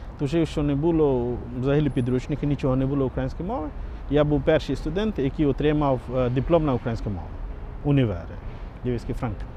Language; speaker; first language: Ukrainian; non-native, fluent; Bangla